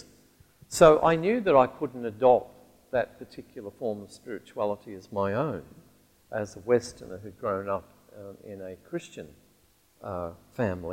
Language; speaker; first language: English; native; English